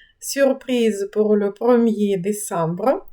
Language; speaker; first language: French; non-native, fluent; Ukrainian